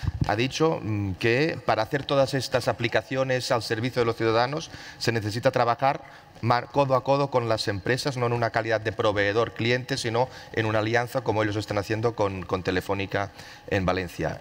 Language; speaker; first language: Spanish; native; Spanish